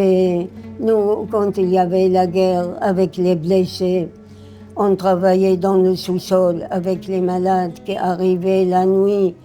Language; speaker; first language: French; non-native, fluent; Arabic